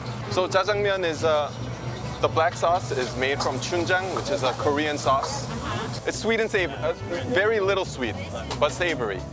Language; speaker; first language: English; early bilingual, other home language; Korean